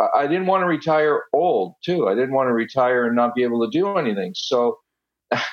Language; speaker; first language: English; non-native, fluent; Italian